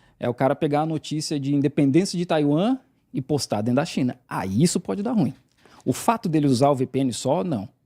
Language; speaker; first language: Portuguese; native; Portuguese